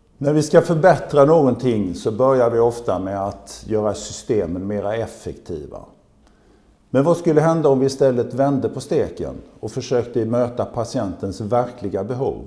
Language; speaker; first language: Swedish; native; Swedish